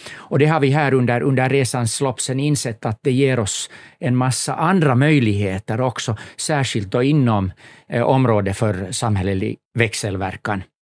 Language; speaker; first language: Swedish; native; Swedish